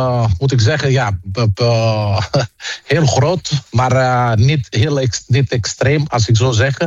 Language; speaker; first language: Dutch; non-native, fluent; Greek